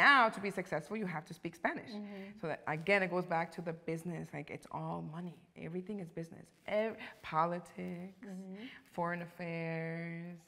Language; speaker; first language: English; early bilingual, other home language; Spanish